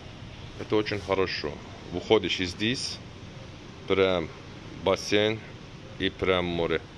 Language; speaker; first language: Russian; non-native, learner; Turkish